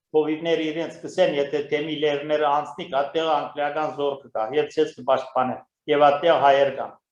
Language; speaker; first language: Armenian; native; Armenian